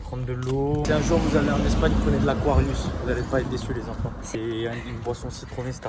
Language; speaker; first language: French; native; French